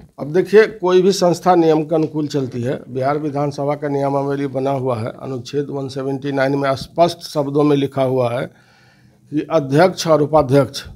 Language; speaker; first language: Hindi; native; Hindi